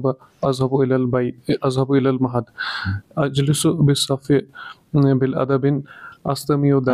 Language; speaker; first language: Arabic; non-native, learner; Kashmiri